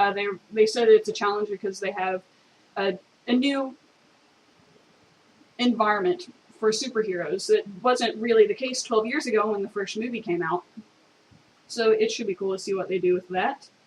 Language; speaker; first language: English; native; English